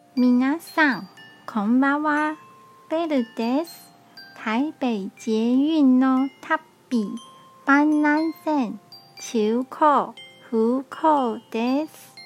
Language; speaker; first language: Japanese; non-native, learner; Chinese